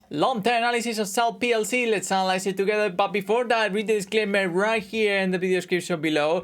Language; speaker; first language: English; non-native, fluent; Spanish